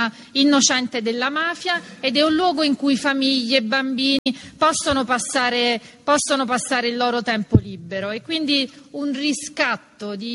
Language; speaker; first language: Italian; native; Italian